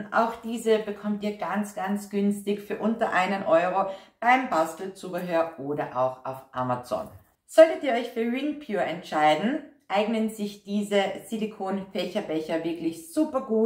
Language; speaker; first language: German; native; German